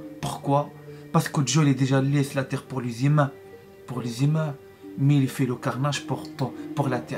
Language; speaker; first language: French; non-native, learner; Arabic